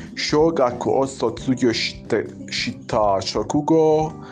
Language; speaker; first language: Japanese; non-native, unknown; Persian